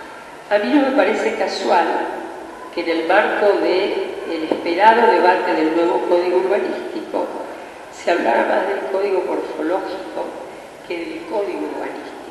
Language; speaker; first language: Spanish; native; Spanish